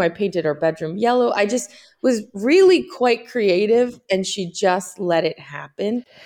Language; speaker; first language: English; early bilingual, other home language; Spanish